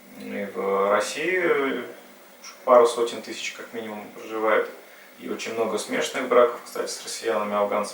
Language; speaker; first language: Russian; native; Russian